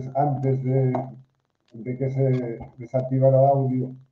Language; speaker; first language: Galician; non-native, local second language; Spanish